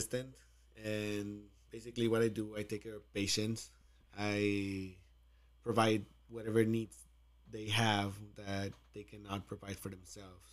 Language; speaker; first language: English; non-native, fluent; Spanish